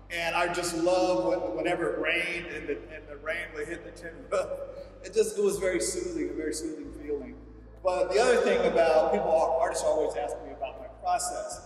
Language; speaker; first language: English; native; English